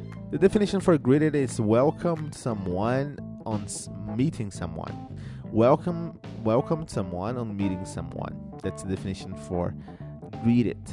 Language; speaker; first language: English; non-native, fluent; Portuguese